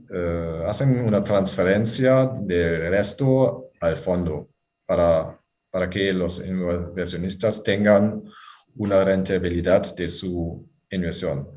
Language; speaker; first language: Spanish; non-native, fluent; German